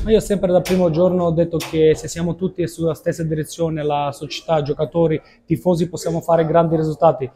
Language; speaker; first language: Italian; non-native, fluent; Macedonian